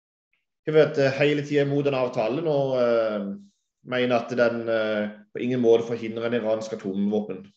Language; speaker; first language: Norwegian; native; Norwegian